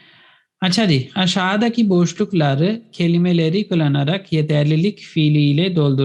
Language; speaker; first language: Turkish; non-native, fluent; Urdu